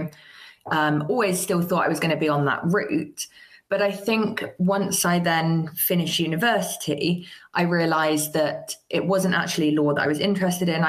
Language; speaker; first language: English; native; English